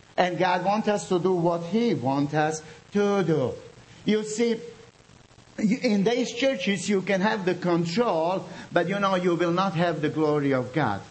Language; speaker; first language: English; non-native, fluent; Bosnian